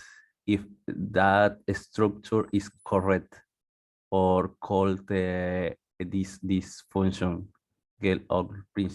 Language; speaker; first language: English; non-native, learner; Spanish